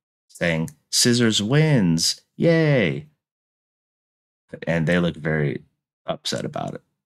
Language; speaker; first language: English; native; English